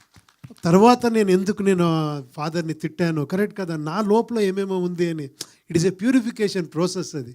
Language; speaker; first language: Telugu; non-native, fluent; Kannada